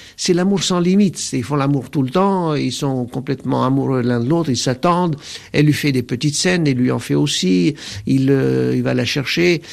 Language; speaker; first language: French; non-native, local second language; Arabic